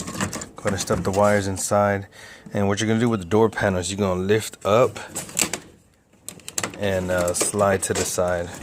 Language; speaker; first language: English; native; English